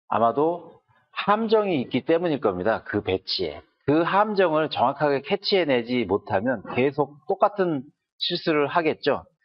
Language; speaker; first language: Korean; native; Korean